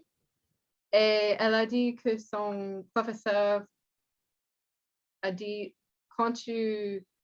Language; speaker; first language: French; non-native, learner; English